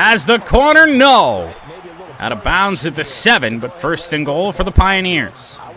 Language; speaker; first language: English; native; English